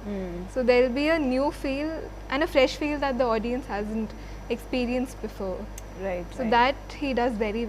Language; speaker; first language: Telugu; non-native, fluent; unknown